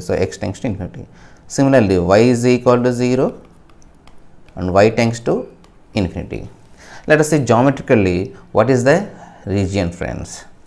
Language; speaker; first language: English; non-native, local second language; Telugu